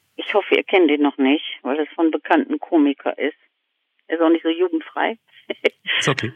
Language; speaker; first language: German; native; German